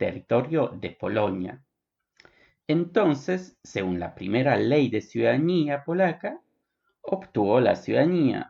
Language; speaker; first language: Spanish; non-native, fluent; Polish